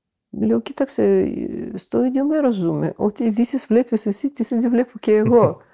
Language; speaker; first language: Greek; non-native, fluent; Russian